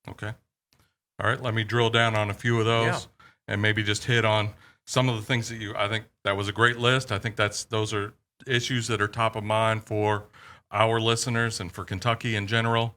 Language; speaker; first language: English; native; English